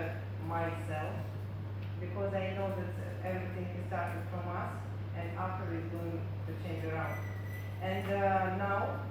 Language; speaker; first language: English; non-native, learner; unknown